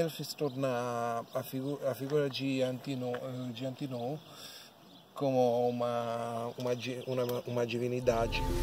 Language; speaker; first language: Portuguese; non-native, learner; Italian